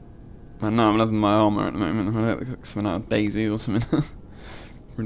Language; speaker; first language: English; native; English